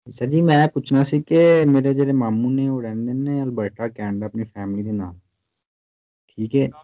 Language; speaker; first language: Urdu; non-native, local second language; Punjabi